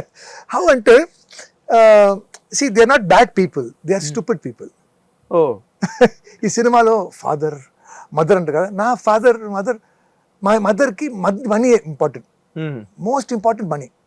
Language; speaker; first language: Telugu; non-native, fluent; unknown